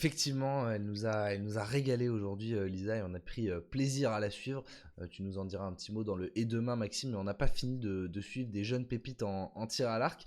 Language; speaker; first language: French; native; French